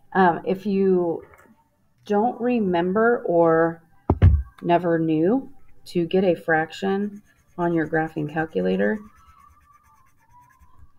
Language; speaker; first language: English; native; English